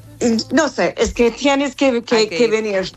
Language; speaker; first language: Spanish; non-native, fluent; English